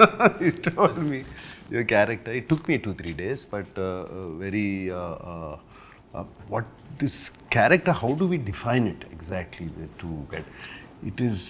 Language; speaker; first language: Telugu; native; Telugu